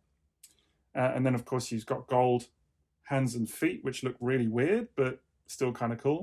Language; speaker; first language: English; native; English